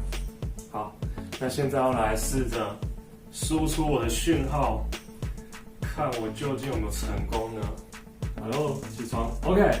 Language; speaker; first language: Chinese; native; Chinese